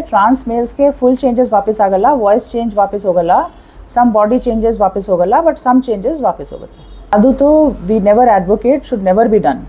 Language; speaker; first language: Kannada; non-native, fluent; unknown